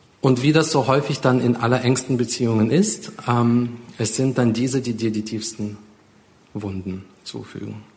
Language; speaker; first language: German; early bilingual, other home language; Russian